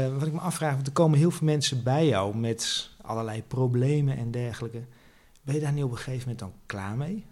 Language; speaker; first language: Dutch; native; Dutch